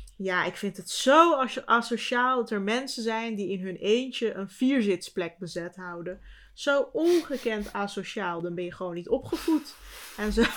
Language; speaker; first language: Dutch; early bilingual, other home language; Turkish